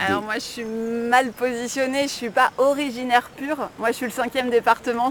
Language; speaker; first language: French; native; French